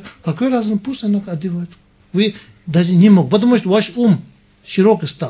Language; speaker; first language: Russian; non-native, learner; Tibetan